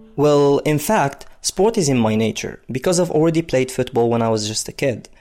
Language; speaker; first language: English; non-native, fluent; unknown